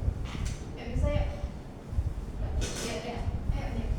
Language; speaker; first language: Indonesian; native; Indonesian